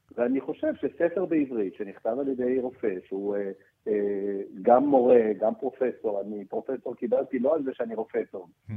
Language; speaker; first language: Hebrew; early bilingual, other home language; French